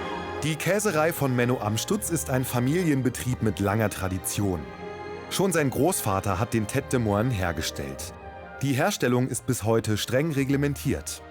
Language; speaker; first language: German; native; German